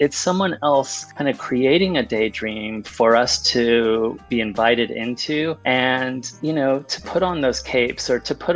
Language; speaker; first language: English; early bilingual, other home language; Spanish